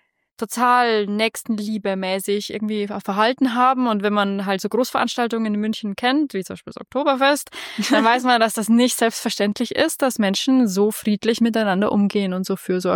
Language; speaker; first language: German; native; German